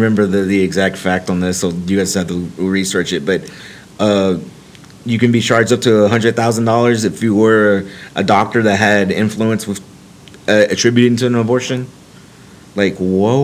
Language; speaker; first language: English; native; English